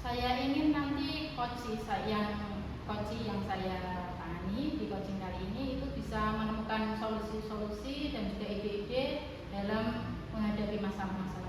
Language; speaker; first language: Indonesian; non-native, local second language; Javanese